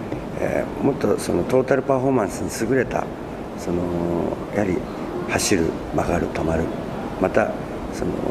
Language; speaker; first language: Japanese; native; Japanese